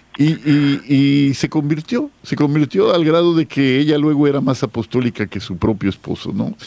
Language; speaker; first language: Spanish; native; Spanish